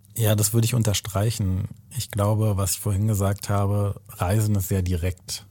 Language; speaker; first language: German; native; German